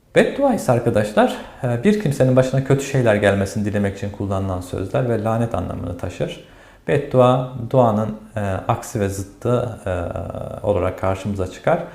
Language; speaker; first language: Turkish; native; Turkish